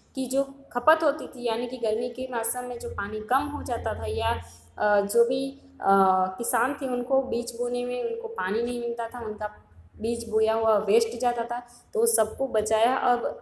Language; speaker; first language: Hindi; non-native, local second language; Gujarati